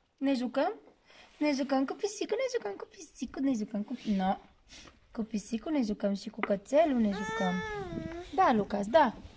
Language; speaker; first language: Romanian; native; Romanian